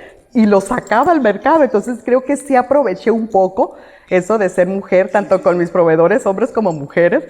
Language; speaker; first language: Spanish; native; Spanish